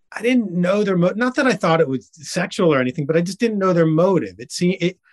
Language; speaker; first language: English; native; English